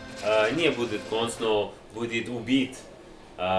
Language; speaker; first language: Russian; non-native, learner; English